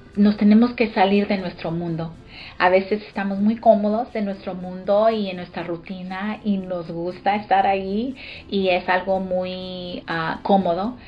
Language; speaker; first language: Spanish; early bilingual, heritage; Spanish